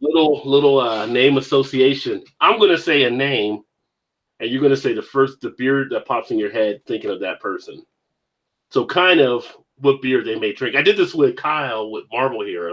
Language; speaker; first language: English; native; English